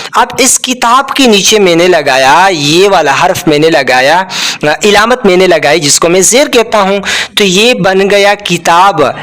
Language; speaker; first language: Urdu; non-native, local second language; Pashto